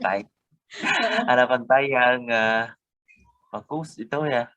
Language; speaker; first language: Indonesian; non-native, learner; Khmer